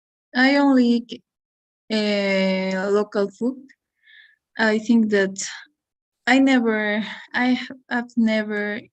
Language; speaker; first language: English; non-native, learner; Spanish